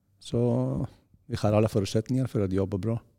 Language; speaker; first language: Swedish; non-native, fluent; Greek